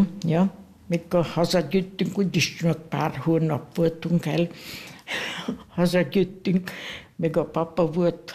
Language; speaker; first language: Hungarian; non-native, local second language; German